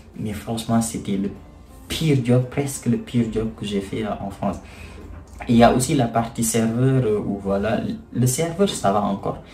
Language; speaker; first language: French; non-native, local second language; Wolof